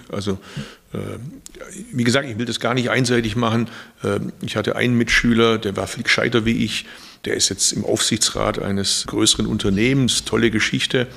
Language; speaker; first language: German; early bilingual, other home language; Turkish